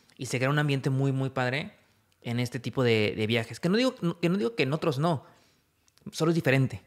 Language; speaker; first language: Spanish; native; Spanish